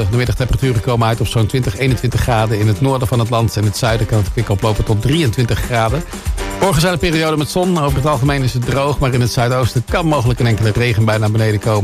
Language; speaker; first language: Dutch; native; Dutch